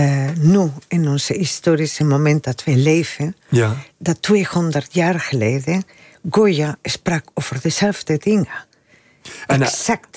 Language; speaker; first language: Dutch; non-native, fluent; Spanish